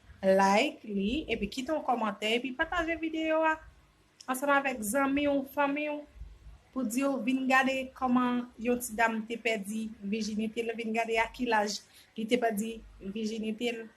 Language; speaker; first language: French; non-native, learner; Haitian Creole